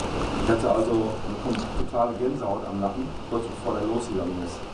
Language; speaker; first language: German; native; German